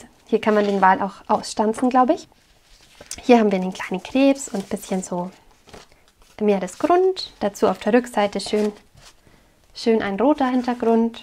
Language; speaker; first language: German; native; German